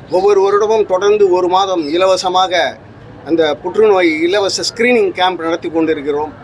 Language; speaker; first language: Tamil; native; Tamil